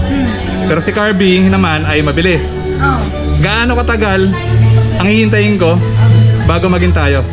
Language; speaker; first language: Filipino; native; Filipino